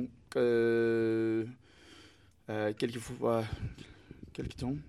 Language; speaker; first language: French; non-native, learner; English